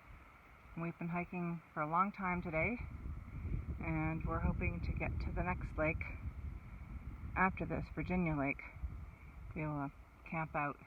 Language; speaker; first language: English; non-native, fluent; German